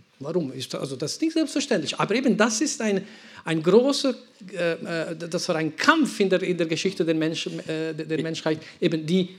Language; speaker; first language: German; non-native, local second language; Italian